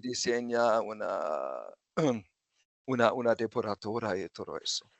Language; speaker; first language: Spanish; non-native, fluent; German